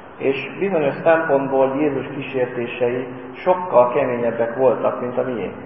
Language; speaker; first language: Hungarian; native; Hungarian